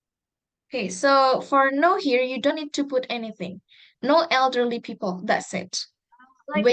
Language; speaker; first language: English; non-native, fluent; Indonesian